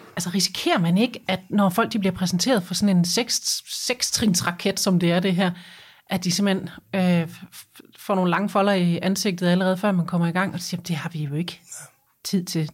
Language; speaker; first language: Danish; native; Danish